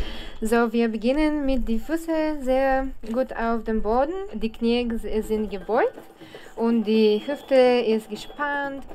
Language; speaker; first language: German; non-native, learner; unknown